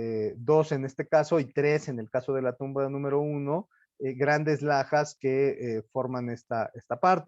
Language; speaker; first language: Spanish; native; Spanish